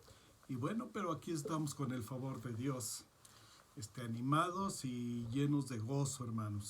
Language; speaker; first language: Spanish; native; Spanish